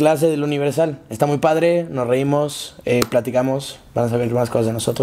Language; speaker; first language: Spanish; native; Spanish